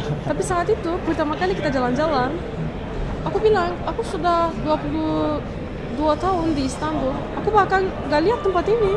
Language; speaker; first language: Indonesian; non-native, fluent; Turkish